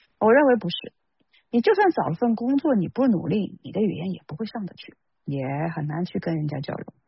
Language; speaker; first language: Chinese; native; Chinese